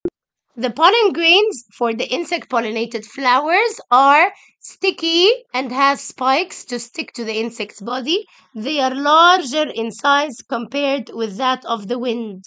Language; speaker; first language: English; non-native, local second language; Arabic